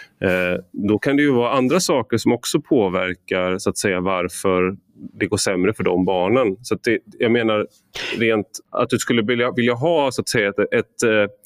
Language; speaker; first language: Swedish; native; Swedish